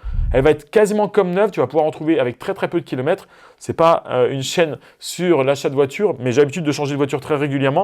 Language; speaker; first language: French; native; French